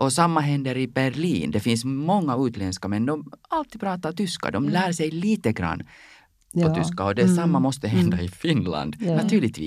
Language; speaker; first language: Swedish; non-native, local second language; Finnish